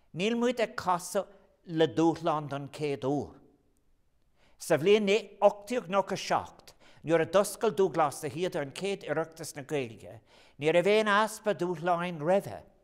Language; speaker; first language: Irish; non-native, local second language; English